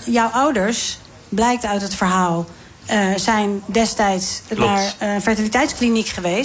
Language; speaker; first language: Dutch; native; Dutch